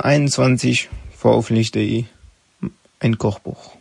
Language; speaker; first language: German; non-native, learner; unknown